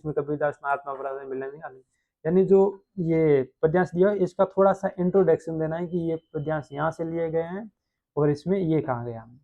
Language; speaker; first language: Hindi; native; Hindi